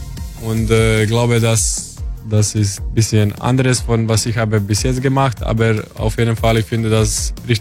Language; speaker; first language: German; non-native, learner; Croatian